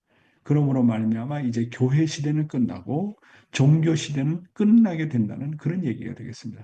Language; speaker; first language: Korean; native; Korean